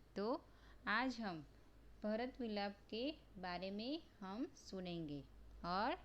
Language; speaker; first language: Hindi; non-native, local second language; Gujarati